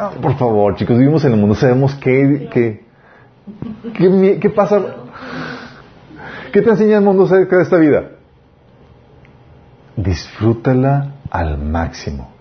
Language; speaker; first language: Spanish; native; Spanish